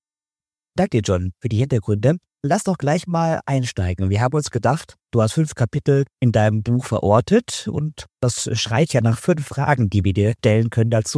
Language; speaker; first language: German; native; German